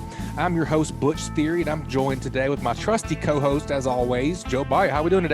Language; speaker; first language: English; native; English